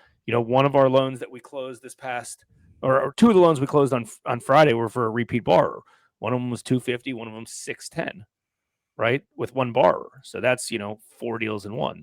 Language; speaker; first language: English; native; English